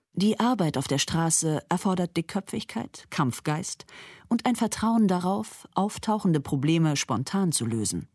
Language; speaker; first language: German; native; German